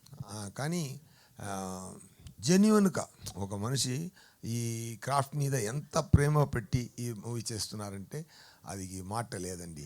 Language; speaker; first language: Telugu; non-native, learner; Tamil